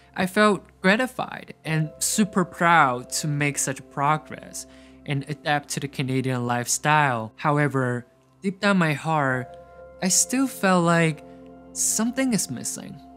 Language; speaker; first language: English; non-native, fluent; Chinese